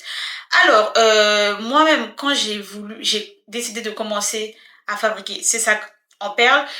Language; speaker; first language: French; native; French